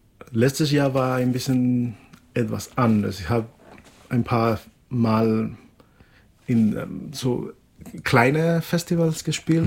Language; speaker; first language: German; non-native, fluent; Spanish